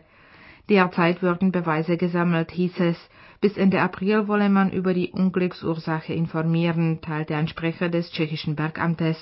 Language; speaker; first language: German; non-native, fluent; Czech